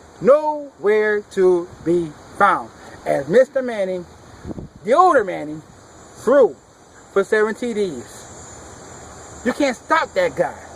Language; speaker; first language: English; native; English